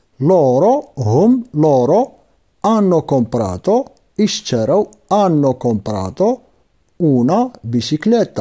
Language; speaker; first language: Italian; non-native, fluent; Arabic